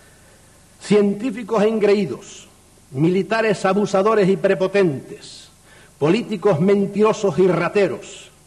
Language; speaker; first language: Spanish; native; Spanish